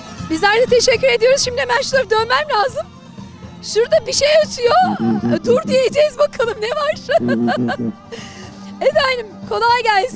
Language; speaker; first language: Turkish; native; Turkish